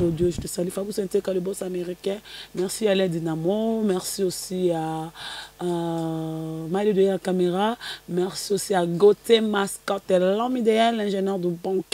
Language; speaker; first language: French; non-native, local second language; Lingala